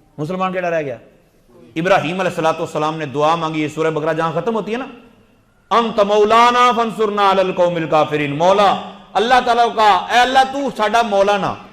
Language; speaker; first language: Urdu; native; Urdu